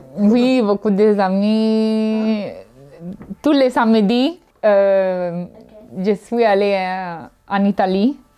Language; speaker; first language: French; non-native, learner; Italian